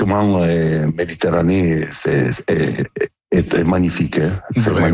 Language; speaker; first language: French; non-native, learner; Italian